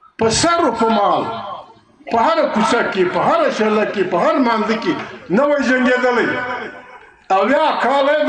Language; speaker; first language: Pashto; native; Pashto